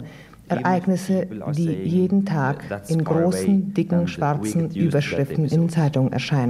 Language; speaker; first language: German; native; German